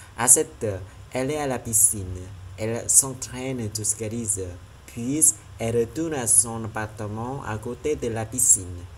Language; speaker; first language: French; non-native, learner; Vietnamese